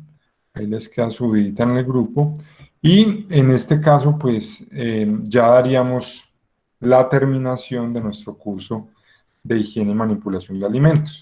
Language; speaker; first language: Spanish; native; Spanish